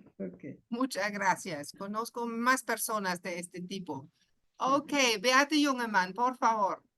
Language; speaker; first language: Spanish; non-native, fluent; German